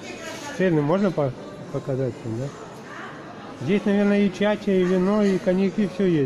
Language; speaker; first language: Russian; native; Russian